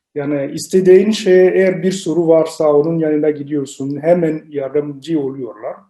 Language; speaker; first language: Turkish; non-native, learner; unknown